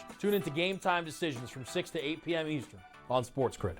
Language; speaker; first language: English; native; English